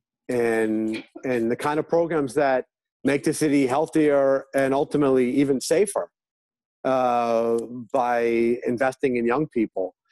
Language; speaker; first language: English; native; English